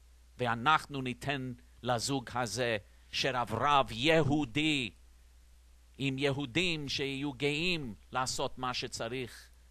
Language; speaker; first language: Hebrew; non-native, fluent; English